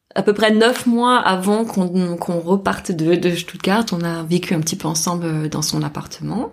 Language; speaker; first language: French; native; French